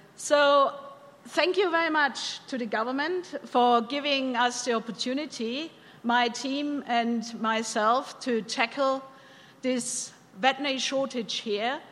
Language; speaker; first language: English; non-native, fluent; German